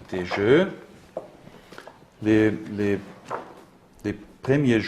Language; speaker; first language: French; non-native, learner; German